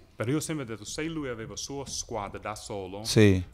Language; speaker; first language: Italian; non-native, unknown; English